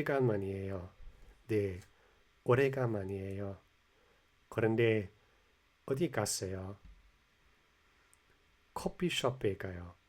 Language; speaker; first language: Korean; non-native, learner; English